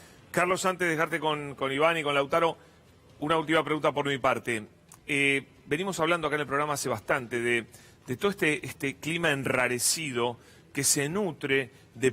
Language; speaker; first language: Spanish; native; Spanish